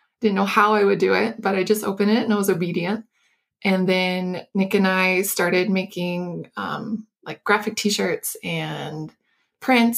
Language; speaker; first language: English; native; English